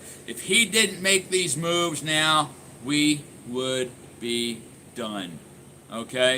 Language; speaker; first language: English; native; English